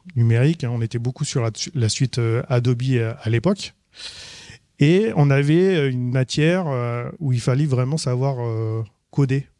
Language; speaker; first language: French; native; French